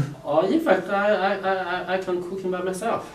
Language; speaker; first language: English; non-native, learner; Chinese